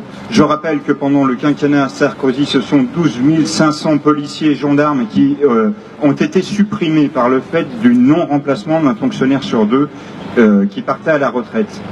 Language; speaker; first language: French; native; French